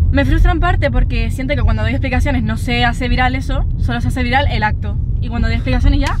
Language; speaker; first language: Spanish; non-native, local second language; German